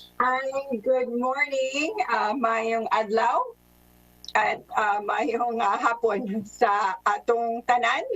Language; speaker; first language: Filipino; early bilingual, heritage; Filipino